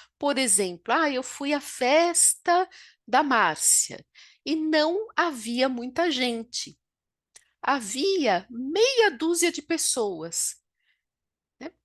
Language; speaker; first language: Portuguese; native; Portuguese